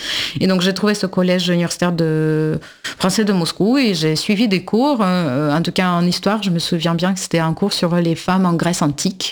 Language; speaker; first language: French; non-native, fluent; Russian